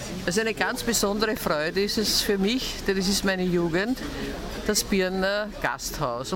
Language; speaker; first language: German; native; German